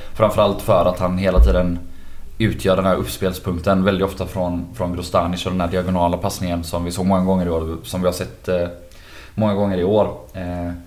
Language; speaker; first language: Swedish; native; Swedish